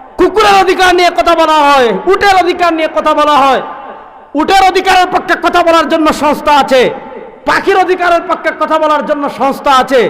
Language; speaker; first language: Bangla; native; Bangla